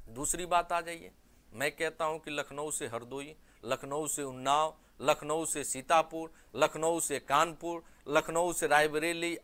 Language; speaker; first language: Hindi; native; Hindi